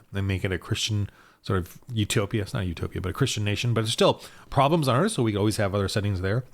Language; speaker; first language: English; native; English